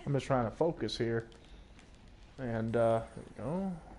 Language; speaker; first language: English; native; English